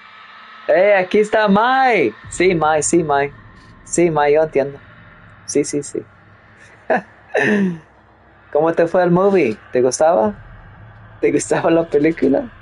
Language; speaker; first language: Spanish; non-native, learner; English